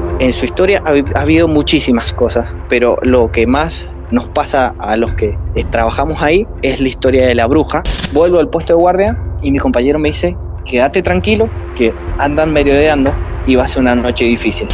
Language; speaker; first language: Spanish; native; Spanish